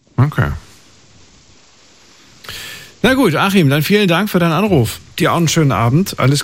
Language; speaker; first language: German; native; German